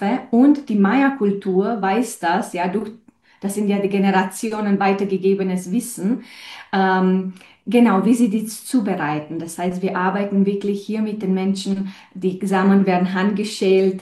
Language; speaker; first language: German; non-native, fluent; Romanian